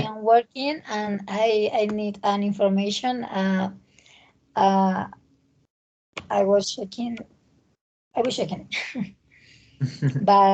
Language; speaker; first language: English; non-native, learner; Spanish